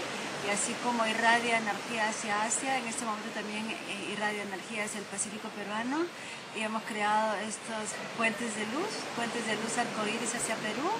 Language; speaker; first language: Spanish; native; Spanish